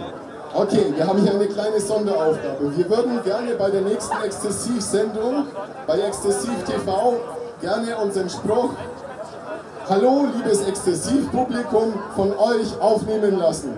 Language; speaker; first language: German; native; German